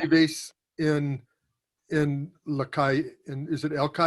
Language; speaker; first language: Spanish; non-native, learner; English